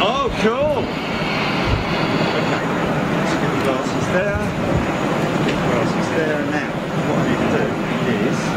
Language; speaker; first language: English; native; English